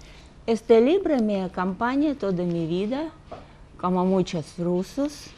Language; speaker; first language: Spanish; non-native, fluent; Russian